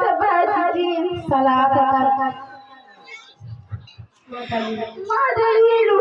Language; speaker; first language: Arabic; non-native, learner; Fula